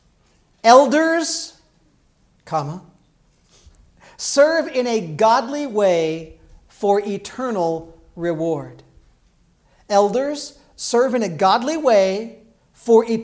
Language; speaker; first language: English; native; English